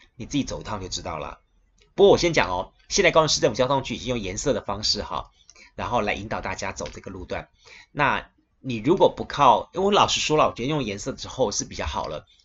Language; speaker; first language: Chinese; native; Chinese